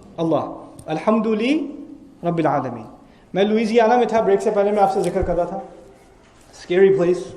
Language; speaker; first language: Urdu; early bilingual, heritage; Urdu